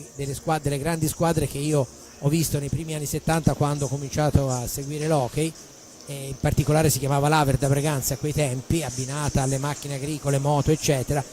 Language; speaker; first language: Italian; native; Italian